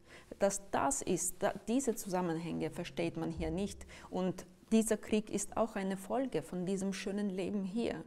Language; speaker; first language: German; non-native, fluent; Ukrainian